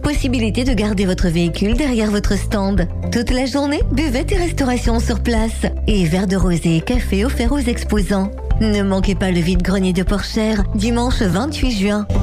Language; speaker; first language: French; native; French